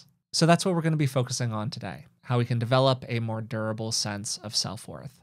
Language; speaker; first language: English; native; English